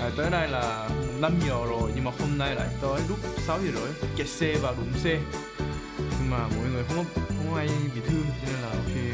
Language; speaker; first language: Vietnamese; non-native, fluent; Korean